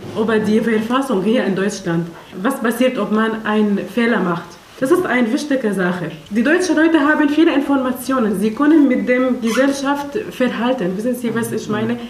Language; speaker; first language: German; non-native, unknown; Arabic